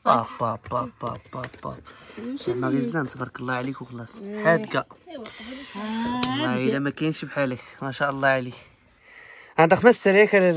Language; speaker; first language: Arabic; native; Arabic